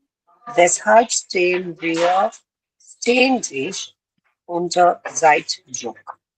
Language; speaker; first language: German; non-native, learner; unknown